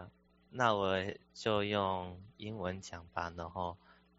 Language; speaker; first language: Chinese; early bilingual, heritage; Chinese